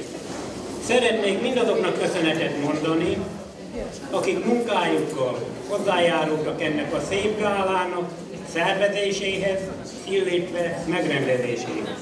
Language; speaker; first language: Hungarian; native; Hungarian